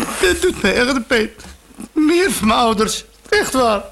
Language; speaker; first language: Dutch; non-native, learner; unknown